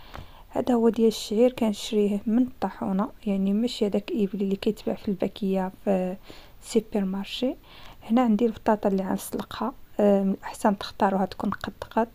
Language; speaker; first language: Arabic; native; Arabic